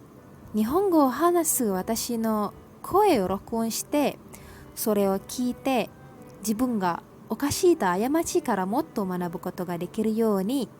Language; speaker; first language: Japanese; non-native, learner; Malay